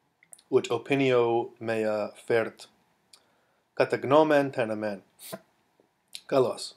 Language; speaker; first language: Greek; non-native, fluent; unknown